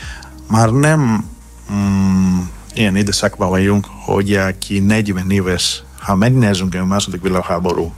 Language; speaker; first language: Hungarian; non-native, learner; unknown